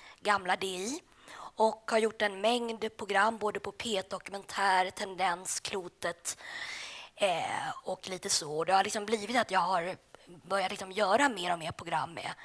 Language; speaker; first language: Swedish; native; Swedish